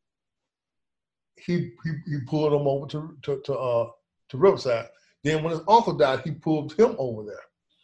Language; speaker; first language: English; native; English